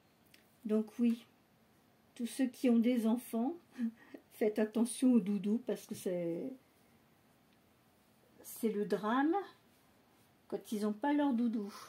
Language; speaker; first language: French; native; French